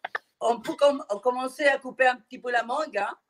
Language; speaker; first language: French; non-native, fluent; Spanish